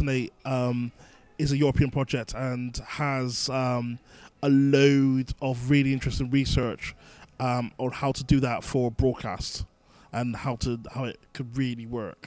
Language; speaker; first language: English; native; English